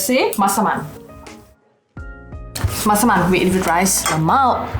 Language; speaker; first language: English; non-native, fluent; Thai